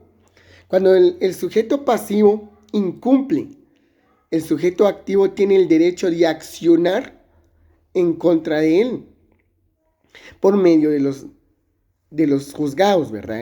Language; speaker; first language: Spanish; native; Spanish